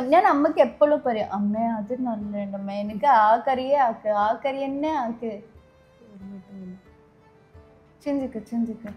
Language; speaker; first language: Malayalam; non-native, learner; Kannada